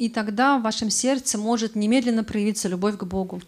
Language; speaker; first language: Russian; native; Russian